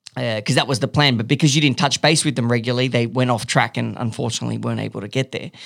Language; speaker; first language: English; native; English